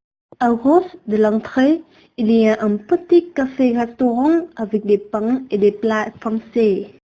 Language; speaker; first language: French; non-native, learner; Vietnamese